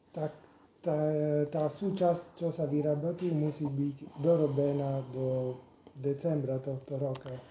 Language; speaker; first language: Slovak; non-native, learner; Italian